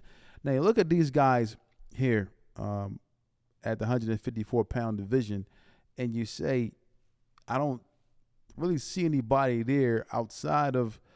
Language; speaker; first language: English; native; English